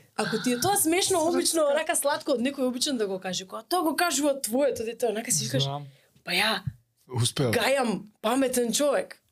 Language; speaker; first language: Macedonian; native; Macedonian